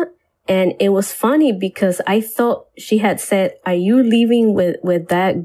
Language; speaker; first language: English; early bilingual, other home language; Spanish